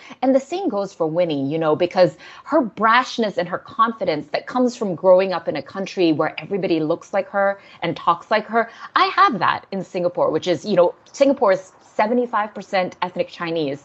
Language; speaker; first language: English; native; English